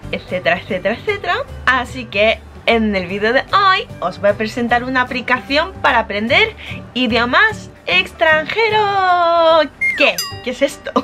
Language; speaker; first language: Spanish; non-native, fluent; Japanese